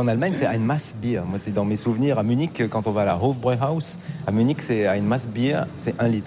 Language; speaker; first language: French; native; French